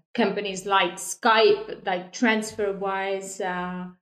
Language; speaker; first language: English; non-native, fluent; Estonian